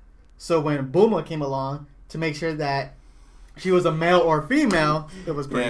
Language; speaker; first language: English; native; English